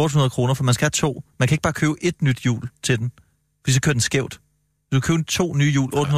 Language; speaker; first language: Danish; native; Danish